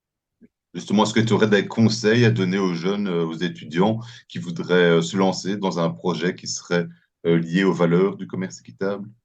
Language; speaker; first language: French; native; French